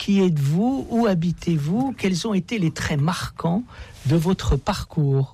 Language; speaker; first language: French; native; French